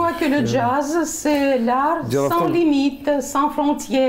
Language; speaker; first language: French; non-native, fluent; Russian